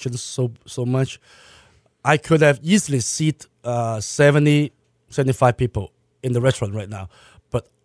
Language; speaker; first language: English; non-native, local second language; Cantonese